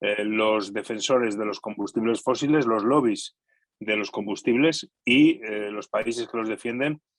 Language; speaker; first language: Spanish; native; Spanish